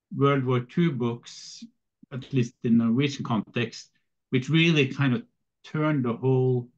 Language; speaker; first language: English; non-native, fluent; Norwegian